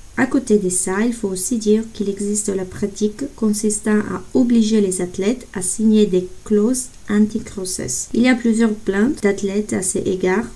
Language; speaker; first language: French; non-native, fluent; Italian